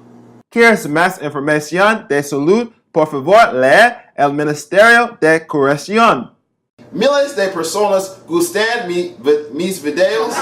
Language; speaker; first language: Spanish; non-native, learner; English